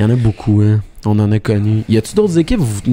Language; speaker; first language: French; native; French